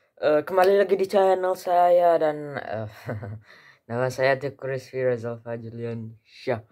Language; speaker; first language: Indonesian; early bilingual, heritage; Indonesian